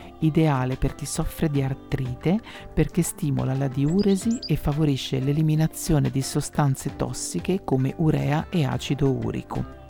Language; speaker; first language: Italian; native; Italian